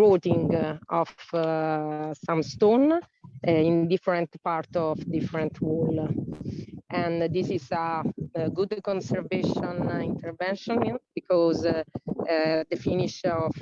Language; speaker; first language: English; non-native, learner; Italian